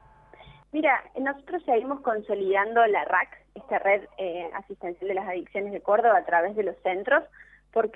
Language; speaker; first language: Spanish; native; Spanish